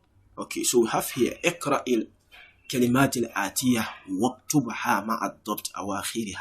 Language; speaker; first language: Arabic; non-native, fluent; English